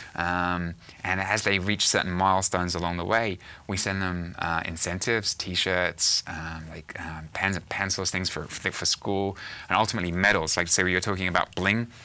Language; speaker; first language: English; native; English